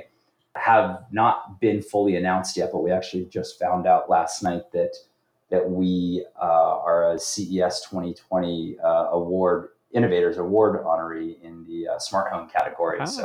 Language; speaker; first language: English; native; English